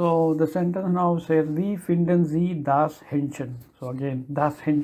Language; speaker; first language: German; non-native, learner; Tamil